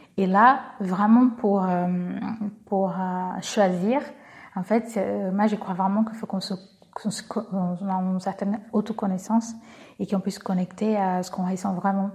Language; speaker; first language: French; non-native, fluent; Portuguese